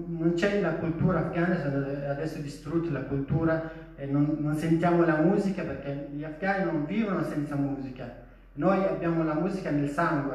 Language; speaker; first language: Italian; non-native, fluent; Persian